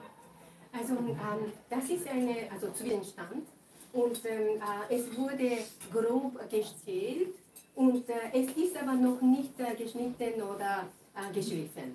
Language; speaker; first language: German; non-native, fluent; Japanese